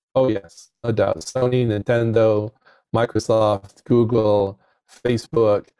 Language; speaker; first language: English; native; English